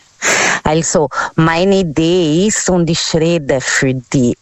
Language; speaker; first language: German; non-native, learner; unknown